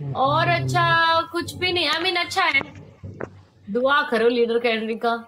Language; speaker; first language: Hindi; non-native, learner; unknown